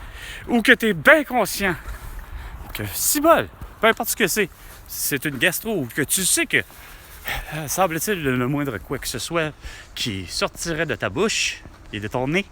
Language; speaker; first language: French; native; French